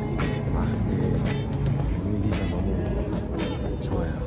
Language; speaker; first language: Korean; non-native, learner; Thai